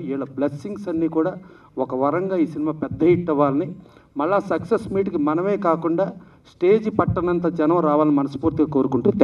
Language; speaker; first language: Telugu; native; Telugu